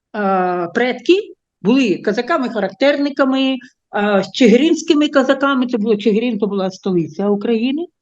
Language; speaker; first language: Ukrainian; non-native, local second language; Russian